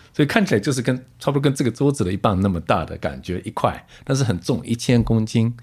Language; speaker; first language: Chinese; early bilingual, other home language; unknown